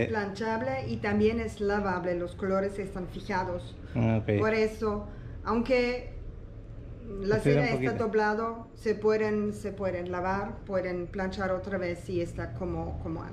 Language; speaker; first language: Spanish; non-native, learner; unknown